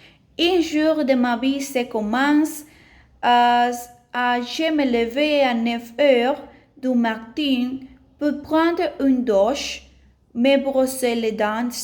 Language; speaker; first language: French; non-native, learner; Spanish